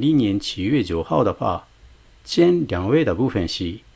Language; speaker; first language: Chinese; non-native, fluent; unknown